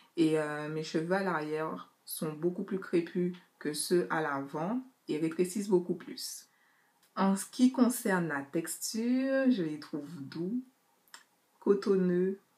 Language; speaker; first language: French; native; French